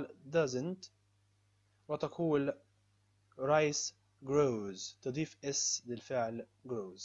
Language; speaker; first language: Arabic; native; Arabic